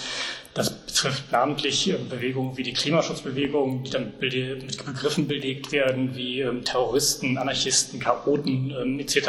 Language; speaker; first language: German; native; German